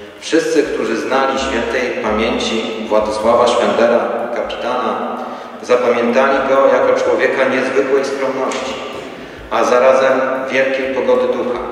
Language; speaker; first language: Polish; native; Polish